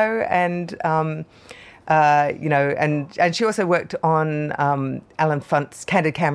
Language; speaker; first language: English; native; English